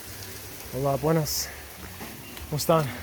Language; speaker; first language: Spanish; non-native, learner; English